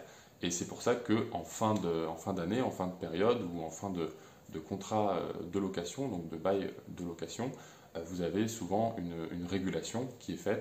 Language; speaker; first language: French; native; French